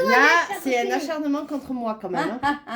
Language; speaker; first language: French; native; French